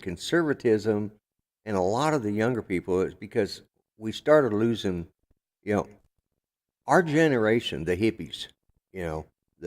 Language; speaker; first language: English; native; English